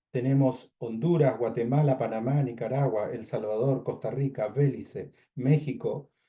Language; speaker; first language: Spanish; native; Spanish